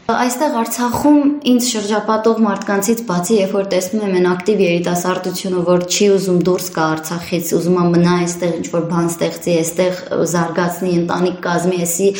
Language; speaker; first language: Armenian; early bilingual, heritage; Armenian